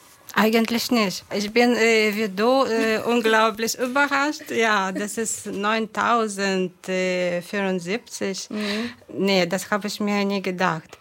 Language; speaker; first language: German; non-native, fluent; Ukrainian